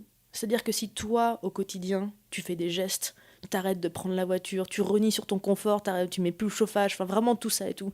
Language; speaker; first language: French; native; French